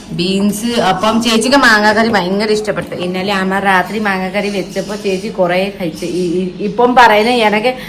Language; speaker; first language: Malayalam; non-native, fluent; Nepali